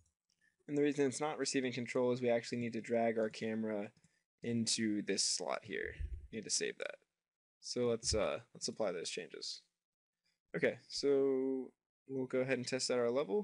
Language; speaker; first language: English; native; English